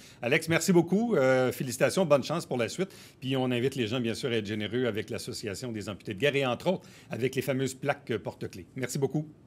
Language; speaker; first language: French; native; French